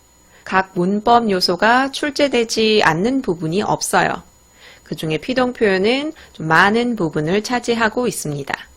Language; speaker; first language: Korean; native; Korean